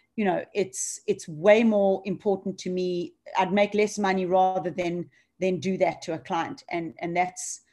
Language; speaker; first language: English; native; English